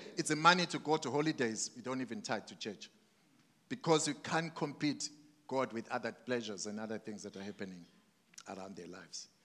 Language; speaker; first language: English; non-native, local second language; Zulu